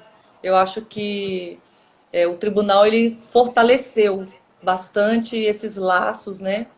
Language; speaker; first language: Portuguese; native; Portuguese